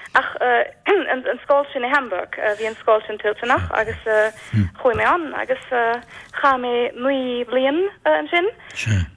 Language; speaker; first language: Irish; non-native, fluent; German